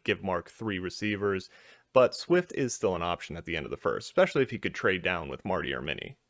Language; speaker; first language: English; native; English